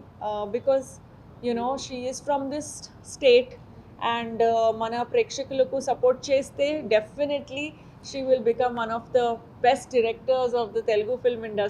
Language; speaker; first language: Telugu; non-native, learner; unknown